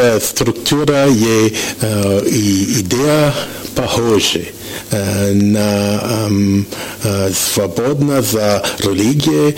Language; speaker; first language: Russian; non-native, learner; French